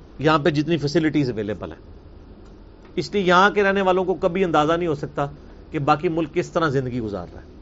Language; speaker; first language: Urdu; non-native, local second language; Punjabi